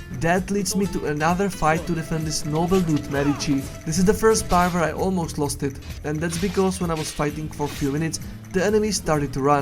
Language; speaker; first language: English; non-native, fluent; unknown